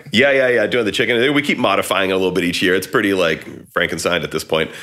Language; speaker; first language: English; native; English